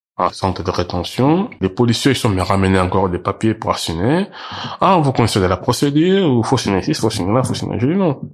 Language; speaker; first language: French; non-native, local second language; Portuguese